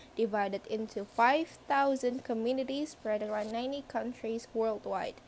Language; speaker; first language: English; non-native, fluent; Indonesian